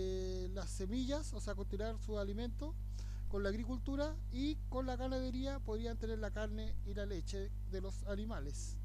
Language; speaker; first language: Spanish; native; Spanish